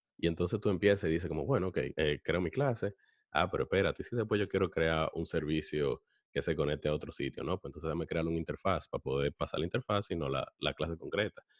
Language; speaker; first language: Spanish; native; Spanish